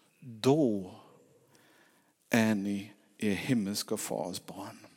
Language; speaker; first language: Swedish; non-native, fluent; English